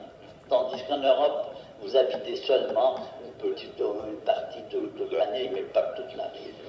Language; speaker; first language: French; non-native, fluent; Portuguese